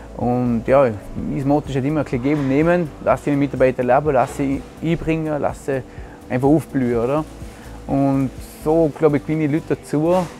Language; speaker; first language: German; native; German